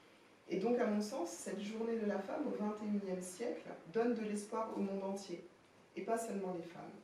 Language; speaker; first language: French; native; French